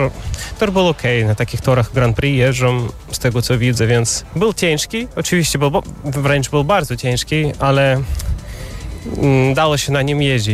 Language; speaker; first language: Polish; non-native, fluent; Russian